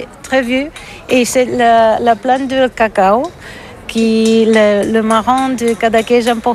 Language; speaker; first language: French; non-native, learner; Catalan